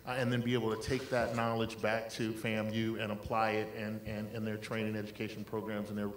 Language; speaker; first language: English; native; English